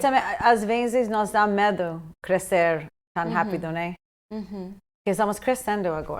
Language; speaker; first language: Portuguese; non-native, fluent; English